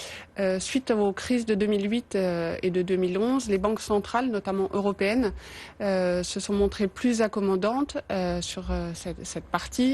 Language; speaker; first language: French; native; French